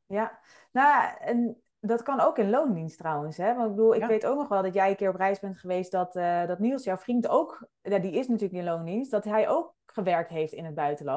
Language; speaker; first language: Dutch; native; Dutch